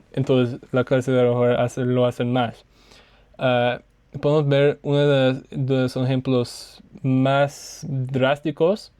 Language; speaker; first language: Spanish; non-native, learner; English